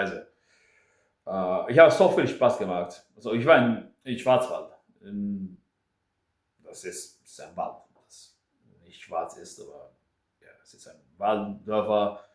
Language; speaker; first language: German; non-native, fluent; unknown